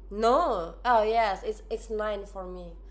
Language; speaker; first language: English; non-native, learner; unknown